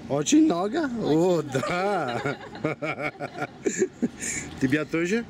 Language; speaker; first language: Russian; non-native, learner; Italian